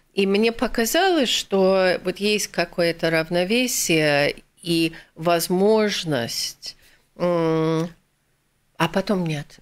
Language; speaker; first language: Russian; non-native, fluent; English